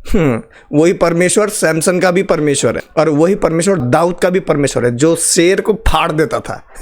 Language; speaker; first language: Hindi; non-native, local second language; Nepali